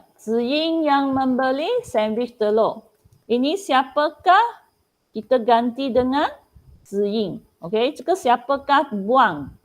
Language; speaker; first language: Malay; non-native, local second language; Chinese